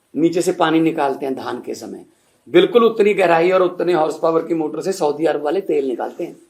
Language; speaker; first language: Hindi; non-native, local second language; Punjabi